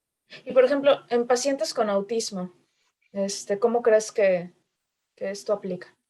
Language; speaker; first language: Spanish; native; Spanish